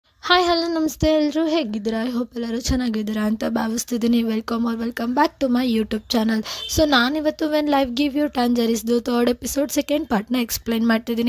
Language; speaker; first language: Kannada; native; Kannada